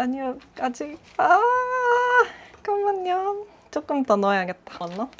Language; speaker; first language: Korean; non-native, fluent; Japanese